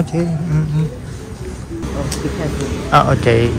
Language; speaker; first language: English; non-native, learner; Japanese